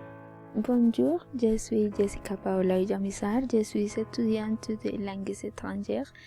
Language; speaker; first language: French; non-native, learner; Spanish